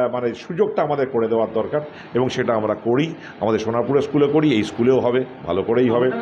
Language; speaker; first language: Bangla; native; Bangla